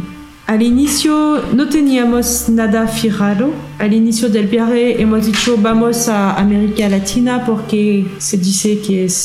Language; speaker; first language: Spanish; non-native, fluent; French